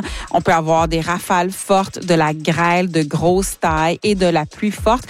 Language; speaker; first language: French; native; French